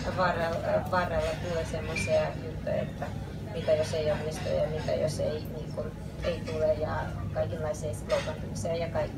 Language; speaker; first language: Finnish; non-native, fluent; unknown